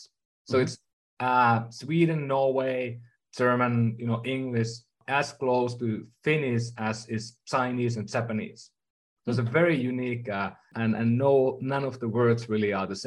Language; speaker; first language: English; non-native, fluent; Finnish